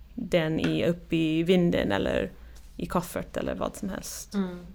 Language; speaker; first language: Swedish; non-native, fluent; English